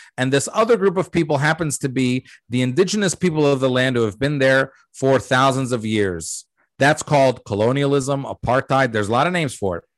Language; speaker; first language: English; early bilingual, other home language; Arabic